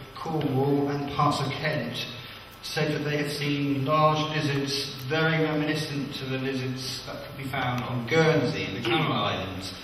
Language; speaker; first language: English; native; English